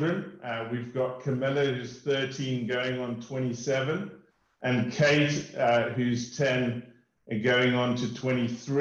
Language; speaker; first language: English; native; English